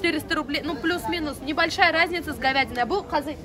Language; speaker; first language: Russian; native; Russian